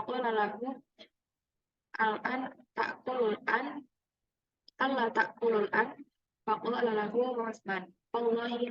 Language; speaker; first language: Arabic; non-native, learner; Indonesian